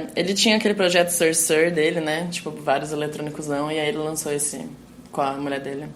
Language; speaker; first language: Portuguese; native; Portuguese